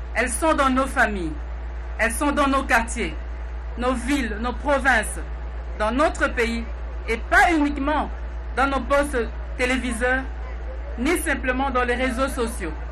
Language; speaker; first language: French; non-native, local second language; Lingala